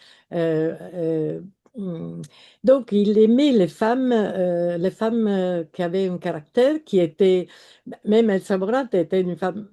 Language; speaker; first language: French; non-native, fluent; Italian